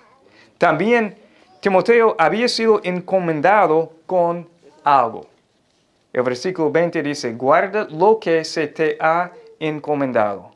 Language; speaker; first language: Spanish; non-native, fluent; English